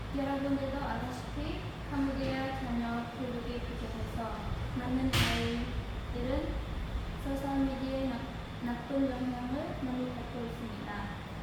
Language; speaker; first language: Korean; non-native, learner; Khmer